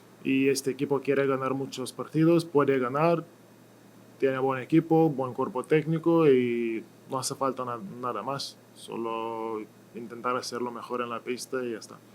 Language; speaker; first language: Spanish; non-native, learner; Lithuanian